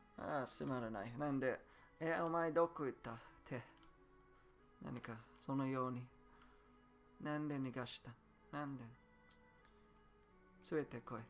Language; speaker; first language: Japanese; non-native, learner; English